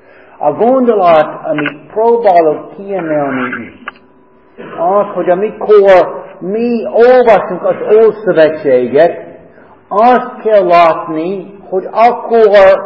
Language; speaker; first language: Hungarian; non-native, fluent; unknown